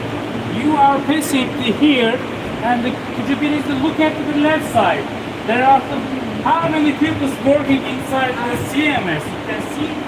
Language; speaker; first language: English; non-native, fluent; Turkish